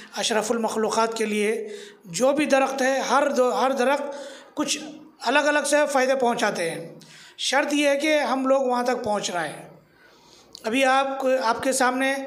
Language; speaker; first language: Hindi; native; Hindi